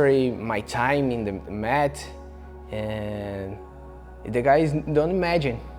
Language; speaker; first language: English; non-native, learner; Portuguese